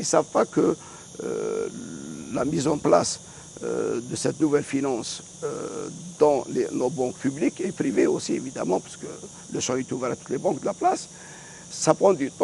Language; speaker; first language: French; non-native, local second language; Arabic